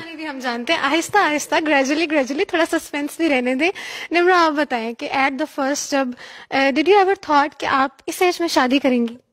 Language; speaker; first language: Urdu; native; Urdu